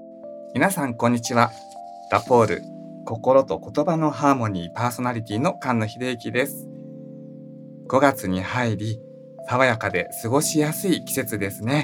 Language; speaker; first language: Japanese; native; Japanese